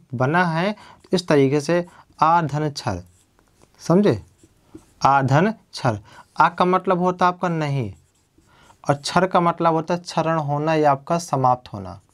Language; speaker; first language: Hindi; native; Hindi